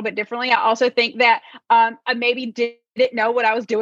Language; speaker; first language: English; native; English